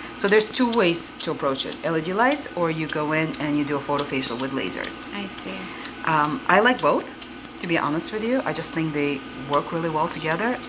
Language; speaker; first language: English; non-native, fluent; Russian